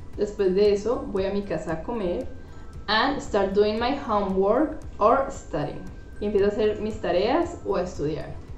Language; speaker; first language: Spanish; native; Spanish